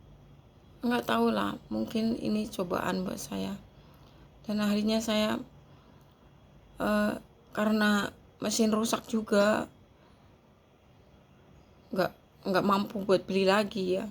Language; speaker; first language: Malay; non-native, local second language; Javanese